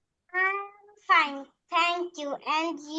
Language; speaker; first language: English; non-native, learner; Bangla